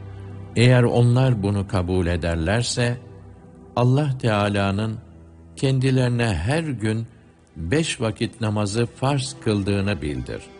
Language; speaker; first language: Turkish; native; Turkish